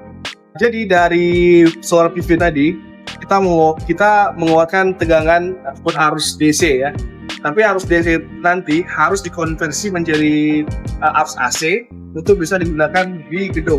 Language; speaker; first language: Indonesian; native; Indonesian